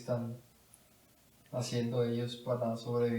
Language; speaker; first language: Spanish; native; Spanish